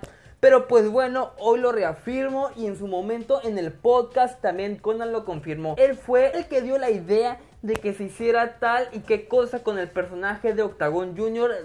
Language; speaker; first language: Spanish; native; Spanish